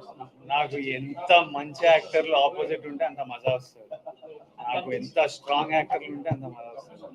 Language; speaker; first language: Telugu; native; Telugu